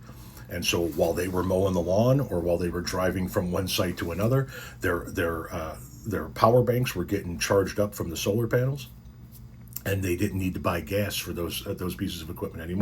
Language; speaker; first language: English; native; English